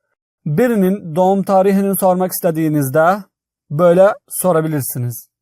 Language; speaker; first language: Turkish; non-native, fluent; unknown